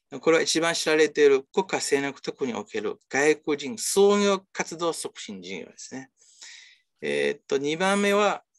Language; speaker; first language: Japanese; non-native, fluent; Chinese